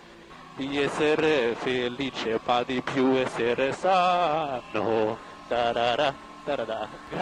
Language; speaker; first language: Italian; non-native, learner; German